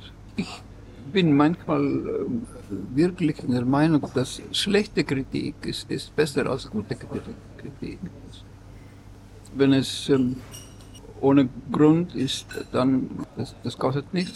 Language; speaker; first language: German; non-native, fluent; Estonian